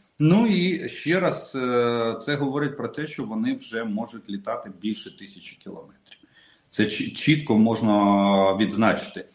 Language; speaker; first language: Ukrainian; non-native, local second language; Russian